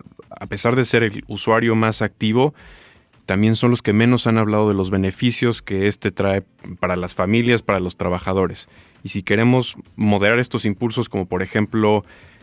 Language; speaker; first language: Spanish; native; Spanish